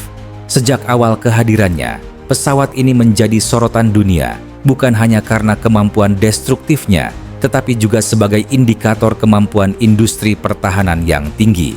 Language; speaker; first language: Indonesian; native; Indonesian